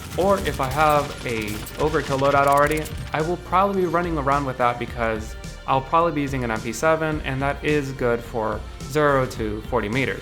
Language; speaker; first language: English; native; English